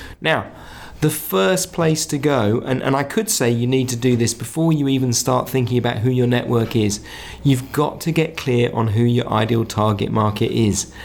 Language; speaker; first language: English; native; English